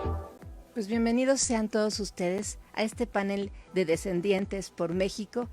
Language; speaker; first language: Spanish; native; Spanish